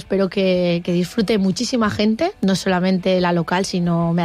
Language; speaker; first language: Spanish; native; Spanish